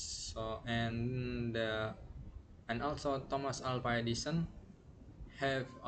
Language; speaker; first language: English; non-native, learner; Indonesian